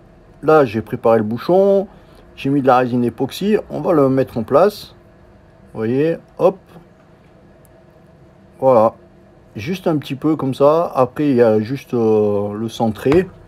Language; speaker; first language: French; native; French